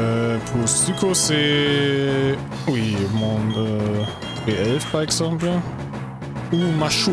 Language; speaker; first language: French; non-native, learner; German